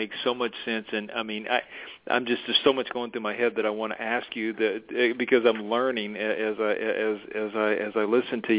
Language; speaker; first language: English; native; English